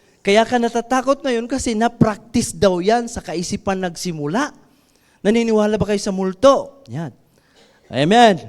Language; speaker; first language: Filipino; non-native, local second language; Iloko